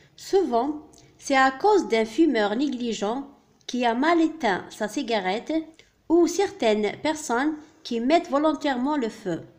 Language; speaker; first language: French; non-native, local second language; Arabic